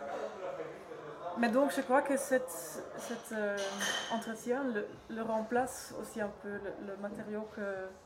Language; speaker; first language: French; non-native, learner; Dutch